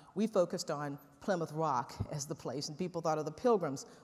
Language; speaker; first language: English; native; English